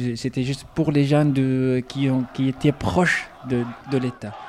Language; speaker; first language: French; non-native, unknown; Arabic